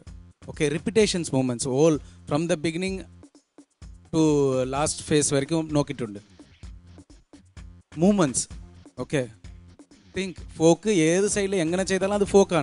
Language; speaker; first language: Malayalam; non-native, local second language; Tamil